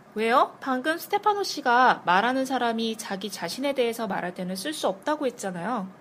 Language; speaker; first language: Korean; native; Korean